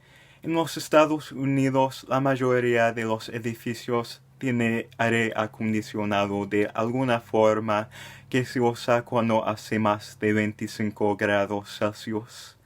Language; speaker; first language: Spanish; non-native, fluent; English